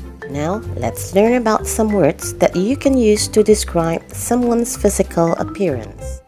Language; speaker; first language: English; non-native, fluent; Indonesian